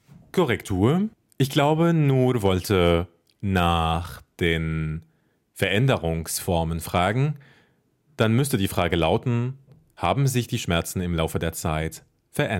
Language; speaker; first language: German; non-native, fluent; Arabic